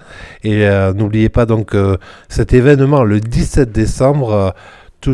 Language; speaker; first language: French; native; French